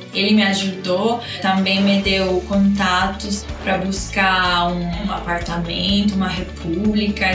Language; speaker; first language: Portuguese; non-native, fluent; Italian